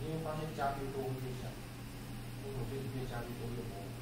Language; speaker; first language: Chinese; native; Chinese